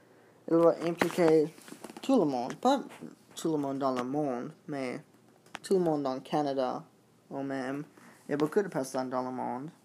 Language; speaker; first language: French; non-native, learner; English